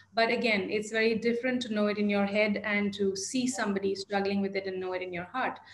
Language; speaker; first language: English; non-native, local second language; Hindi